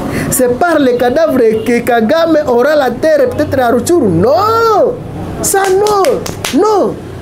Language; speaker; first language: French; non-native, local second language; Swahili